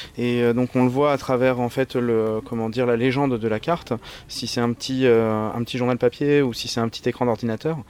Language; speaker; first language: French; native; French